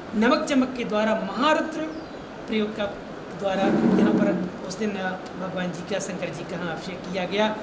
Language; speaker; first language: Hindi; native; Hindi